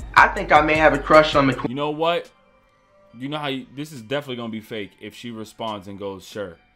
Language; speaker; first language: English; native; English